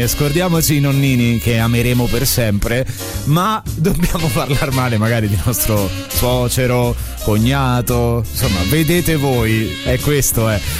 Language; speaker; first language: Italian; native; Italian